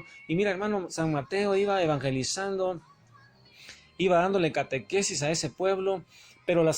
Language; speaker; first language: Spanish; native; Spanish